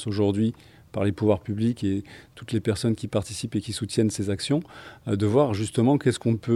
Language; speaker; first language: French; native; French